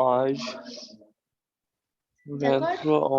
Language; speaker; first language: French; non-native, learner; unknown